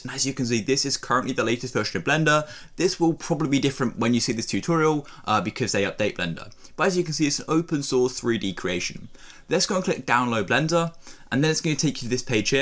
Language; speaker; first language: English; native; English